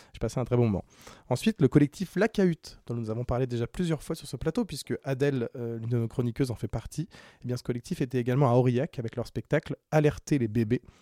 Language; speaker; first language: French; native; French